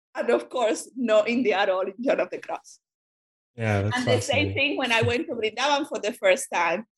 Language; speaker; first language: English; non-native, fluent; Spanish